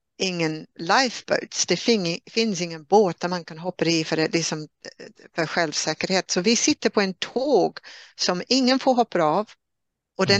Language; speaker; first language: Swedish; non-native, fluent; English